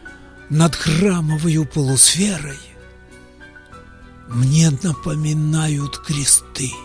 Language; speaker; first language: Russian; native; Russian